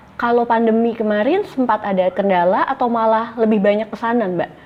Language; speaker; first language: Indonesian; native; Indonesian